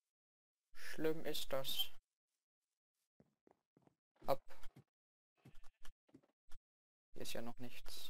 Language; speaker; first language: German; native; German